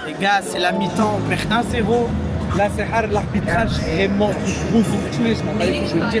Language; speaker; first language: French; native; French